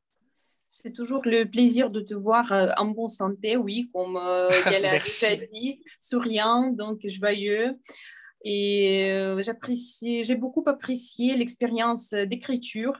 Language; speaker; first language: French; non-native, fluent; Russian